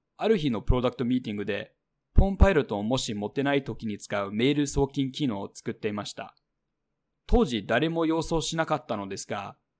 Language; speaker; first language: Japanese; non-native, fluent; English